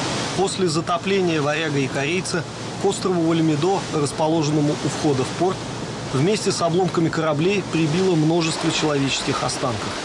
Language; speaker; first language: Russian; native; Russian